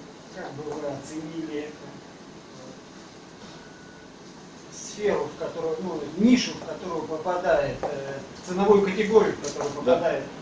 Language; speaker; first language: Russian; native; Russian